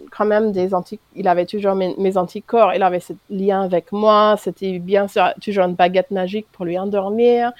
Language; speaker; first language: French; non-native, fluent; English